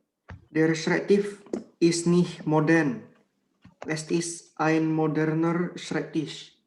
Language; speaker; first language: German; non-native, learner; Indonesian